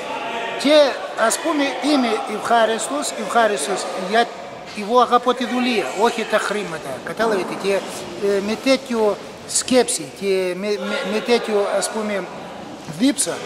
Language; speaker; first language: Greek; non-native, learner; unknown